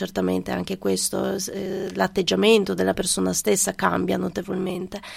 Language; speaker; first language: Italian; non-native, fluent; Serbian